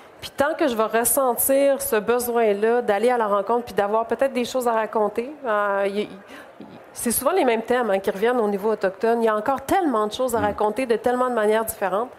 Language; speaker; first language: French; native; French